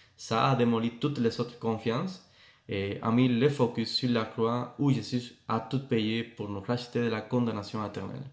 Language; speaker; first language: French; non-native, fluent; Spanish